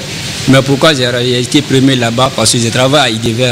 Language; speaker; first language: French; non-native, fluent; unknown